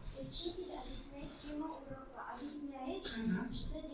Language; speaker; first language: Russian; non-native, local second language; Kazakh